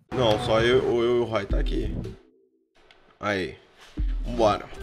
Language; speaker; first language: Portuguese; native; Portuguese